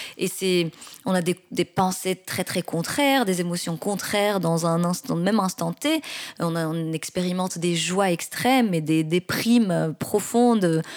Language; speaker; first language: French; non-native, local second language; Arabic